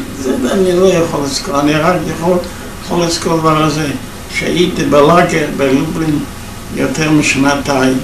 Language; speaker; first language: Hebrew; non-native, fluent; Yiddish